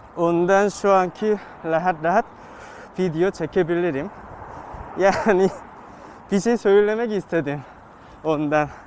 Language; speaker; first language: Turkish; non-native, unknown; Korean